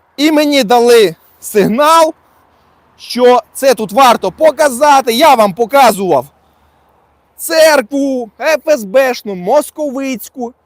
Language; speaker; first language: Ukrainian; non-native, local second language; Russian